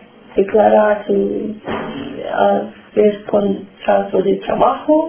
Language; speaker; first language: Spanish; non-native, learner; Romanian